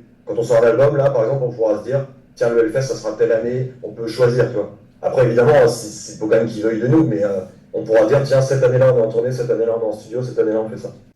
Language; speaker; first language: French; native; French